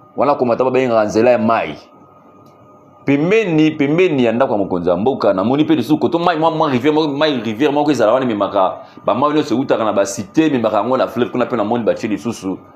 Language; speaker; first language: Lingala; native; Lingala